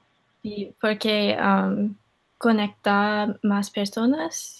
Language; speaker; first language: Spanish; non-native, learner; English